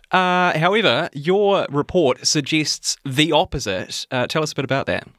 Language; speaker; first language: English; native; English